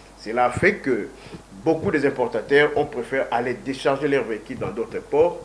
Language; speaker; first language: French; non-native, local second language; Kongo